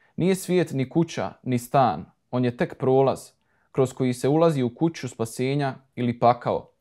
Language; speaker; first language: Croatian; native; Croatian